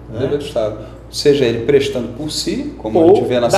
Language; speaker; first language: Portuguese; native; Portuguese